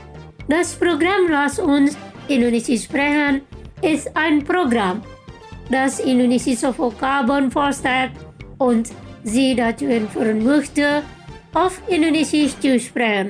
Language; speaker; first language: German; non-native, fluent; Indonesian